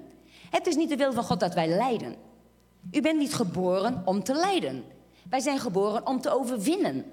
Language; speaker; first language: Dutch; non-native, fluent; Portuguese